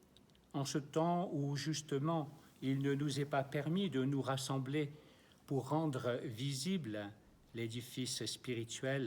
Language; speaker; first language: French; native; French